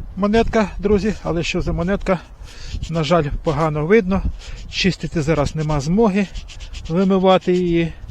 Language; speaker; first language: Ukrainian; native; Ukrainian